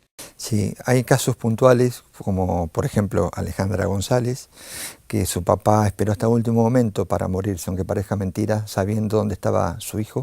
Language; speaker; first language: Spanish; native; Spanish